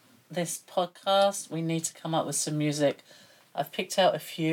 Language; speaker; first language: English; native; English